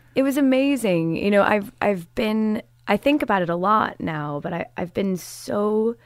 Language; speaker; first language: English; native; English